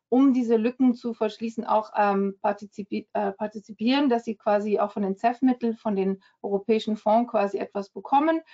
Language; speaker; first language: German; early bilingual, heritage; German